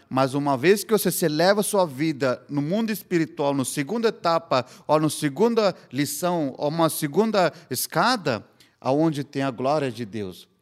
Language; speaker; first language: Portuguese; non-native, fluent; Hindi